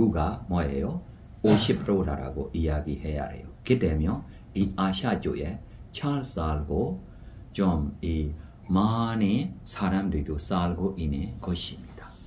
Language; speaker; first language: Korean; non-native, fluent; Burmese